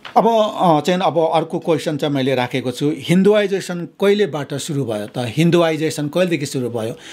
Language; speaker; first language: Nepali; non-native, local second language; Limburgish